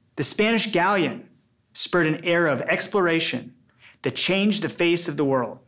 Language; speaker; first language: English; native; English